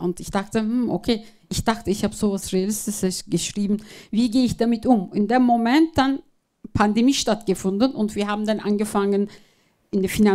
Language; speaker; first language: German; non-native, fluent; Turkish